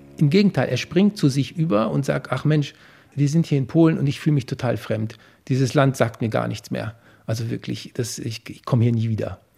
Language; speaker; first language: German; early bilingual, other home language; Polish